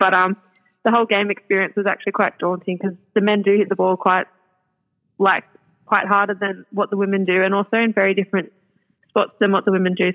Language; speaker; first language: English; native; English